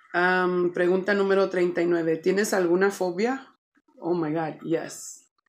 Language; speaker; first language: Spanish; early bilingual, heritage; Spanish